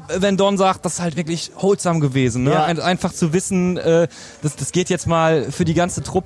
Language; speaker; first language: German; native; German